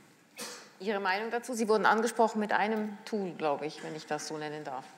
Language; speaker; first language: German; native; German